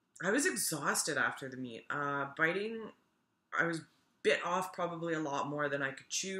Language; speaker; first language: English; native; English